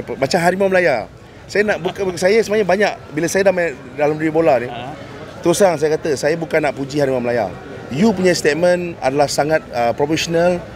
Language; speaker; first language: Malay; native; Malay